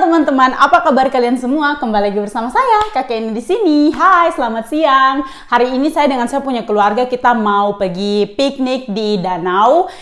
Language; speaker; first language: Indonesian; native; Indonesian